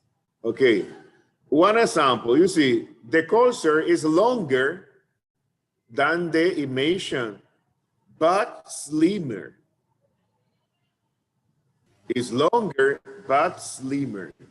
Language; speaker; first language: English; non-native, fluent; Spanish